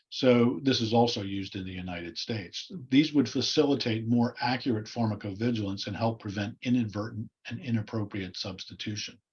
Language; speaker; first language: English; native; English